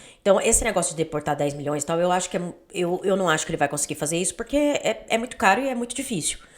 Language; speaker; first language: Portuguese; native; Portuguese